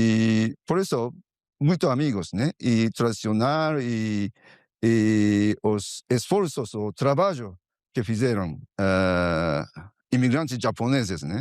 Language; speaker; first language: Portuguese; non-native, fluent; Japanese